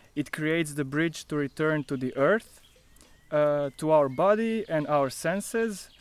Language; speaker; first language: English; non-native, fluent; Croatian